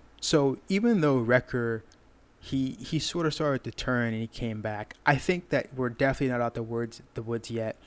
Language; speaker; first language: English; native; English